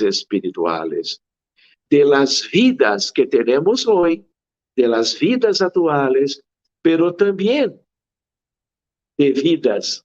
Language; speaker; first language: Spanish; non-native, fluent; Portuguese